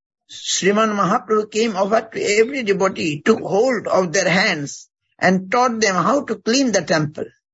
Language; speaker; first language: English; non-native, local second language; Bangla